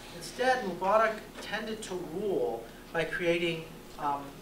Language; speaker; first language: English; native; English